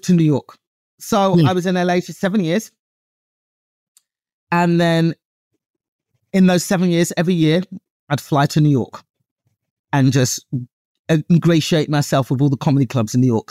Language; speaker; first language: English; native; English